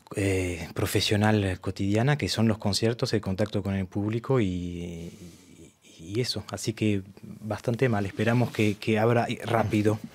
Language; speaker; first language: Spanish; early bilingual, heritage; Spanish